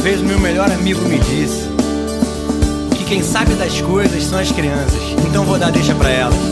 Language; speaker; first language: Portuguese; native; Portuguese